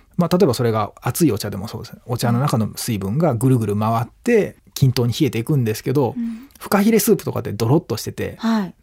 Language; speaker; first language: Japanese; native; Japanese